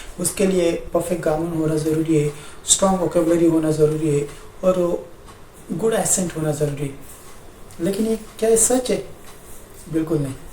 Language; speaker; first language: Hindi; non-native, local second language; Marathi